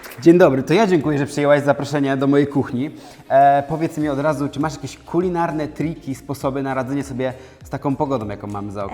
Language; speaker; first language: Polish; native; Polish